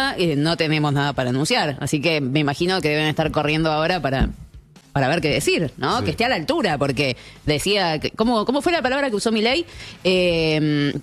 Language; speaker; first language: Spanish; native; Spanish